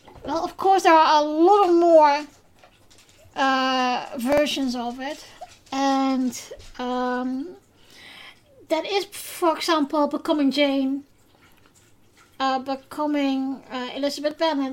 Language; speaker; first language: English; non-native, fluent; Dutch